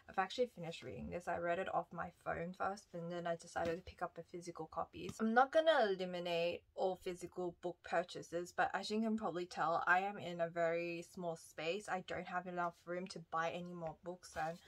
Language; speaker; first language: English; native; English